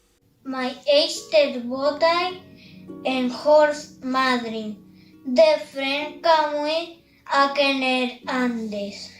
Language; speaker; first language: Welsh; non-native, learner; Spanish